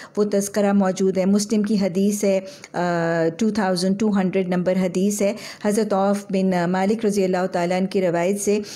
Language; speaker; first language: Urdu; native; Urdu